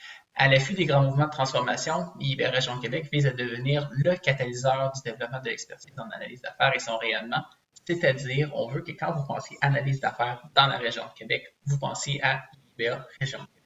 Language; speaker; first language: French; native; French